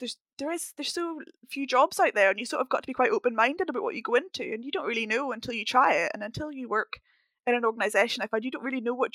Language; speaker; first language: English; native; English